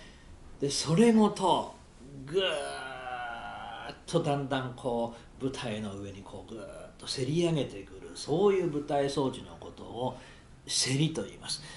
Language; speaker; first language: Japanese; native; Japanese